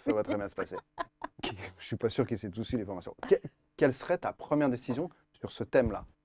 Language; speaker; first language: French; native; French